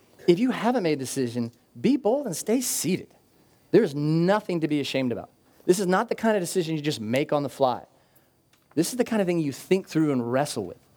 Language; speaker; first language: English; native; English